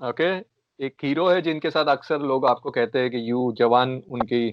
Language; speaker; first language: Hindi; native; Hindi